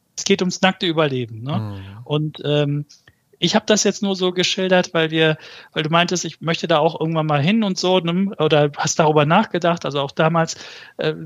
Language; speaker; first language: German; early bilingual, other home language; Turkish